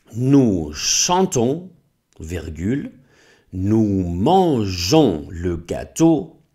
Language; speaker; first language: French; non-native, fluent; German